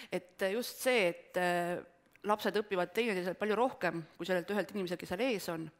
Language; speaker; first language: Estonian; non-native, local second language; Russian